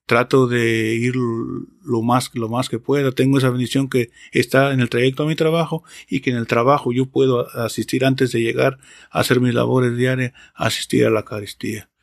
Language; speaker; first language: Spanish; native; Spanish